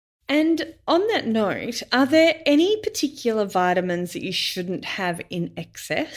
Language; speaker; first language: English; native; English